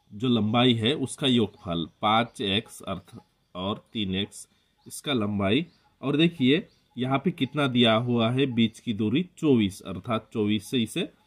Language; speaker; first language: Hindi; non-native, local second language; Marathi